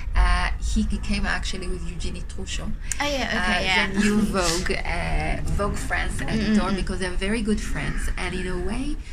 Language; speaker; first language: English; non-native, fluent; Hebrew